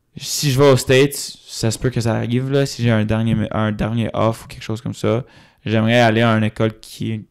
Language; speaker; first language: French; native; French